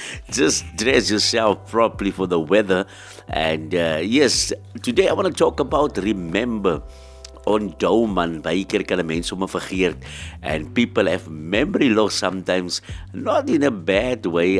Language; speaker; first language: English; non-native, local second language; Afrikaans